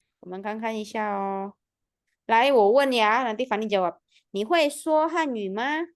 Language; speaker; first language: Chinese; non-native, fluent; Indonesian